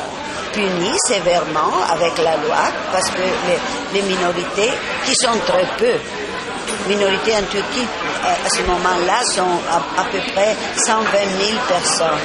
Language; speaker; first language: French; non-native, fluent; Italian